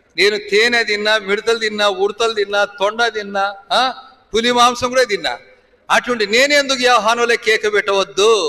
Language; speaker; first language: Telugu; non-native, local second language; Lambadi